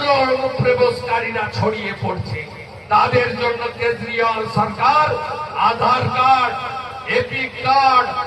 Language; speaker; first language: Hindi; non-native, local second language; Bangla